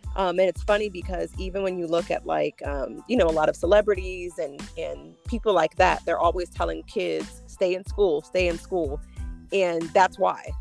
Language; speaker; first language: English; native; English